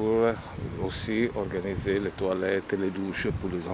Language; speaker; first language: French; non-native, fluent; Italian